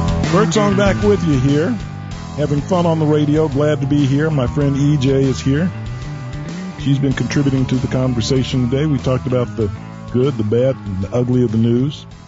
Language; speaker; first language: English; native; English